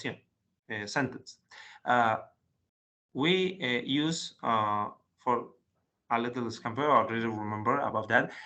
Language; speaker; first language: English; non-native, learner; Spanish